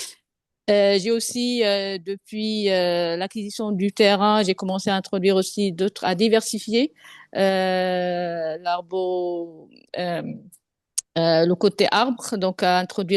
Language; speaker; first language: French; non-native, local second language; Arabic